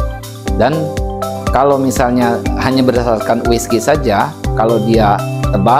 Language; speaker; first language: Indonesian; native; Indonesian